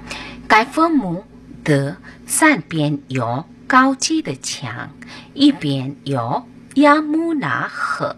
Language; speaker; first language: Chinese; non-native, learner; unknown